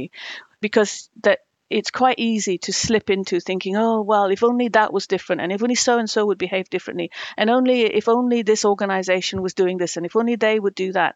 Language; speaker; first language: English; non-native, local second language; Tamil